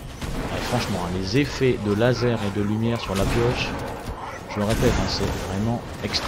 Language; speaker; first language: French; native; French